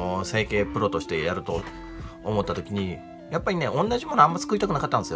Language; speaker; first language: Japanese; native; Japanese